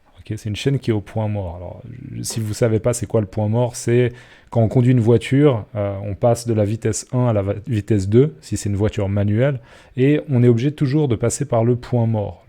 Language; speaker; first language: French; native; French